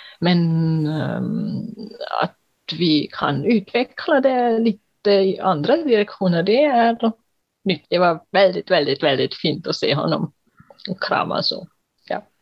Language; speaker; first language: Swedish; non-native, fluent; German